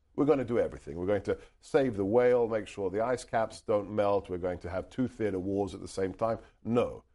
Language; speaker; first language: English; non-native, local second language; Hungarian